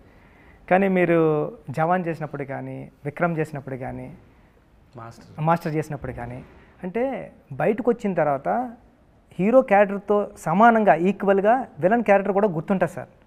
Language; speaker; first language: Telugu; native; Telugu